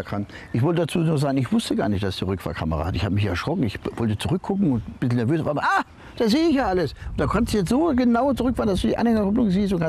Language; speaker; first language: German; native; German